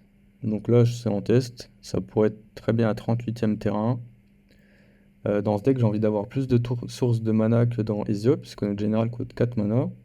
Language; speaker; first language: French; native; French